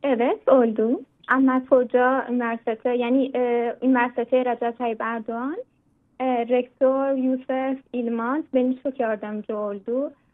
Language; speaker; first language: Turkish; non-native, learner; Persian